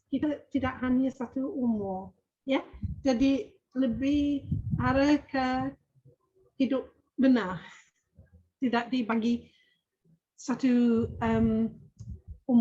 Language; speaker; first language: Indonesian; non-native, fluent; English